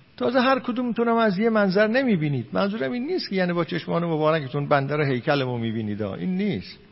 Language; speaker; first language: Persian; non-native, local second language; Azerbaijani